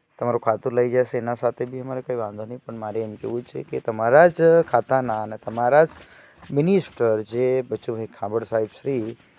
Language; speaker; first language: Gujarati; non-native, local second language; Bhili